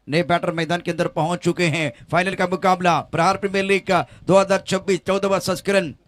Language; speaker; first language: Hindi; non-native, local second language; Marathi